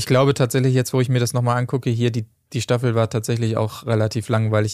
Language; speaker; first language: German; native; German